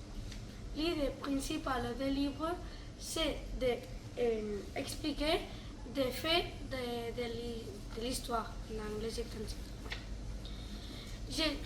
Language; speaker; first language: French; non-native, learner; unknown